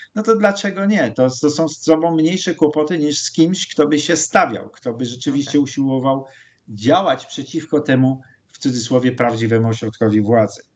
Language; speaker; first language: Polish; native; Polish